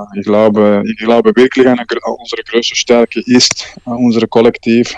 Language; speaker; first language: German; non-native, learner; Dutch